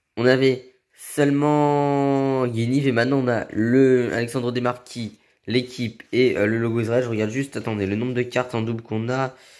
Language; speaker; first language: French; native; French